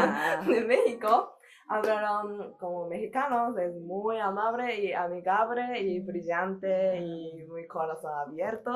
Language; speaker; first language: Spanish; non-native, learner; Japanese